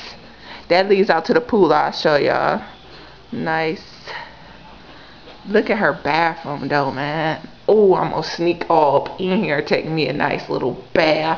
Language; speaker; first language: English; native; English